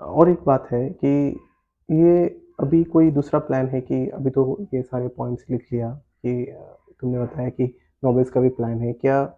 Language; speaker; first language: Hindi; non-native, local second language; Assamese